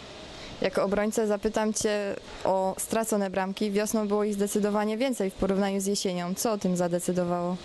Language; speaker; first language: Polish; native; Polish